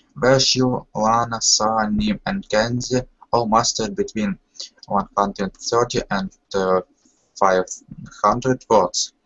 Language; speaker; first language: English; non-native, learner; Russian